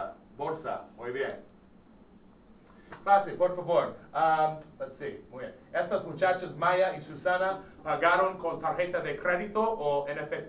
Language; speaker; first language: Spanish; non-native, fluent; English